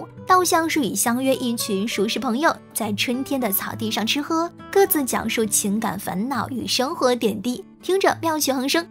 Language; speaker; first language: Chinese; native; Chinese